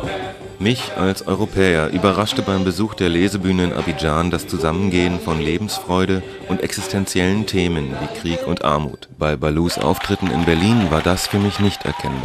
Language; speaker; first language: German; native; German